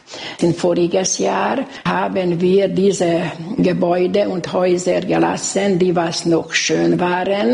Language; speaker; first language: German; non-native, local second language; Hungarian